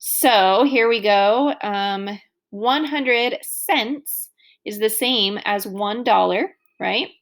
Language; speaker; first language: English; native; English